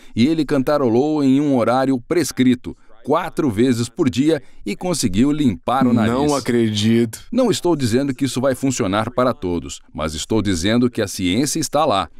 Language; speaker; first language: Portuguese; non-native, fluent; English